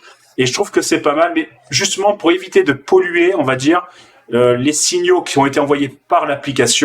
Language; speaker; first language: French; native; French